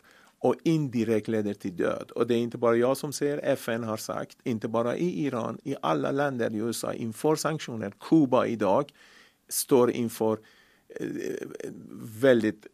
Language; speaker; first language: Swedish; non-native, fluent; Persian